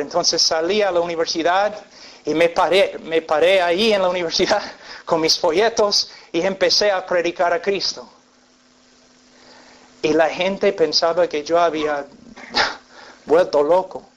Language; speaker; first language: Spanish; non-native, fluent; English